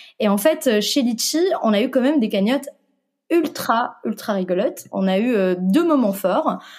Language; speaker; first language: French; non-native, local second language; Arabic